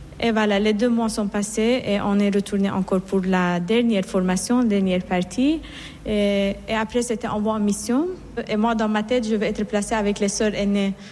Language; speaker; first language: French; non-native, fluent; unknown